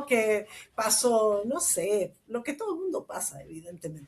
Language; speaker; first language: Spanish; native; Spanish